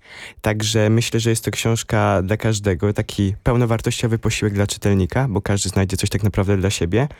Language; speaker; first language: Polish; native; Polish